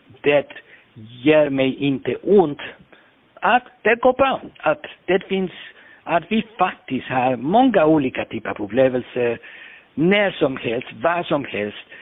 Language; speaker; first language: Swedish; non-native, fluent; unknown